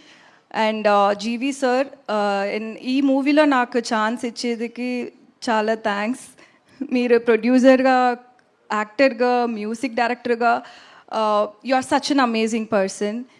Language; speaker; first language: Telugu; non-native, learner; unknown